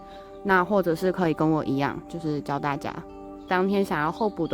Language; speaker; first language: Chinese; native; Chinese